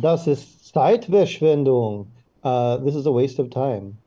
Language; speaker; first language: German; non-native, learner; English